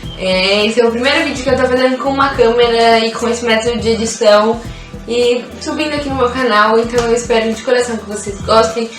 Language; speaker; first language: Portuguese; native; Portuguese